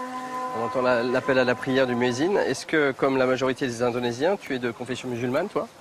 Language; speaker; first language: French; native; French